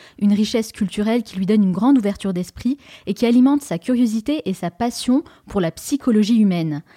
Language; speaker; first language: French; native; French